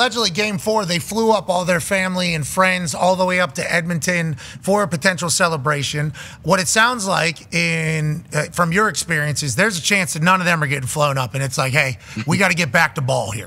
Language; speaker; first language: English; native; English